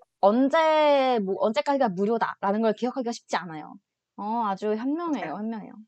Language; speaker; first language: Korean; native; Korean